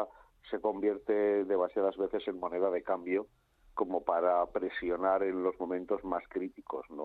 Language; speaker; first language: Spanish; native; Spanish